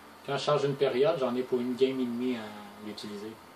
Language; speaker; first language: French; native; French